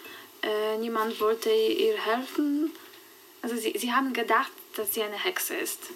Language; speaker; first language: German; non-native, fluent; Polish